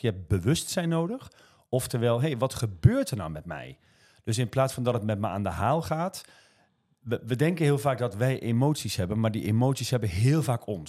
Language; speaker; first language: Dutch; native; Dutch